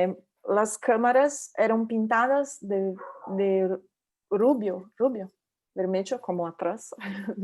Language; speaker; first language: Spanish; non-native, learner; Portuguese